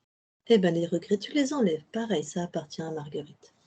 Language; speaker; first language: French; native; French